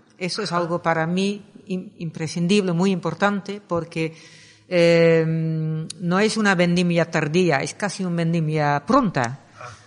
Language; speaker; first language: Spanish; non-native, fluent; Dutch